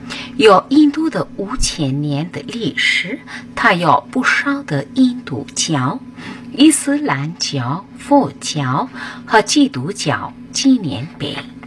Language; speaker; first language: Chinese; non-native, fluent; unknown